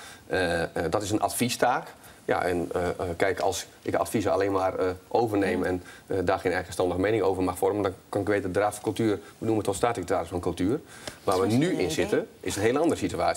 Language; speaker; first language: Dutch; native; Dutch